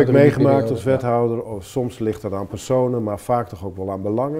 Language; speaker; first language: Dutch; native; Dutch